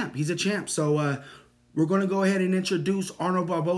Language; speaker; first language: English; native; English